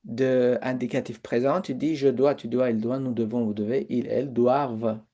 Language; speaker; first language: French; non-native, fluent; Persian